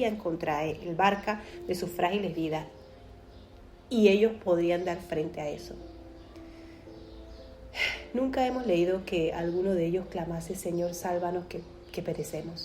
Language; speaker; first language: Spanish; native; Spanish